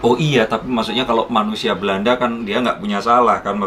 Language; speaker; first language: Indonesian; native; Indonesian